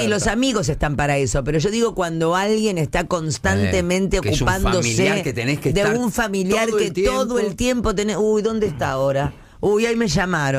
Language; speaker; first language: Spanish; native; Spanish